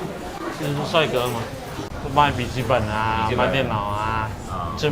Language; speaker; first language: Chinese; native; Chinese